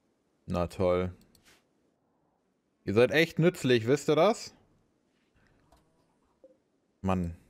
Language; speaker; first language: German; native; German